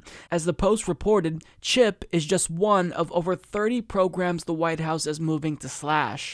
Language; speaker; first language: English; native; English